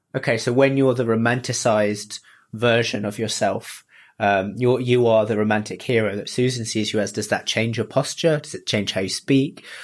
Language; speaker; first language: English; early bilingual, other home language; Japanese